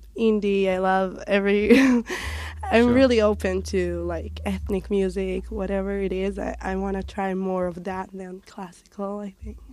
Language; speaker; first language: English; non-native, fluent; Hebrew